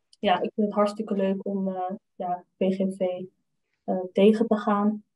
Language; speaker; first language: Dutch; early bilingual, other home language; Somali